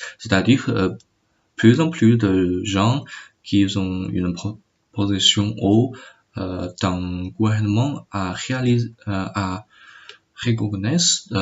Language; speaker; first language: French; non-native, learner; Chinese